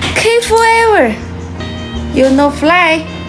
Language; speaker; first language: English; non-native, learner; Thai